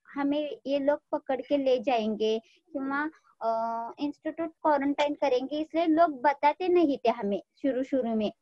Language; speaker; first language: Hindi; non-native, local second language; Marathi